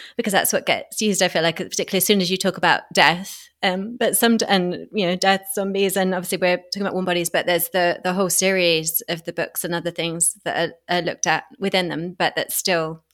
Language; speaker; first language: English; native; English